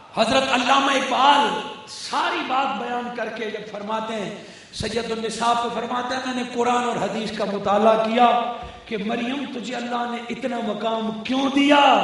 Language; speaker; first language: Urdu; non-native, local second language; Punjabi